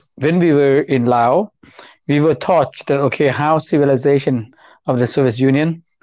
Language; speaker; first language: English; non-native, learner; Lao